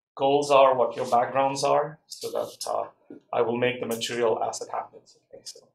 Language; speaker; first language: English; non-native, local second language; Tamil